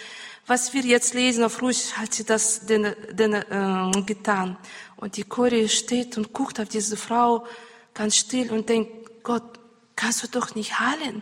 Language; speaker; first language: German; non-native, learner; Russian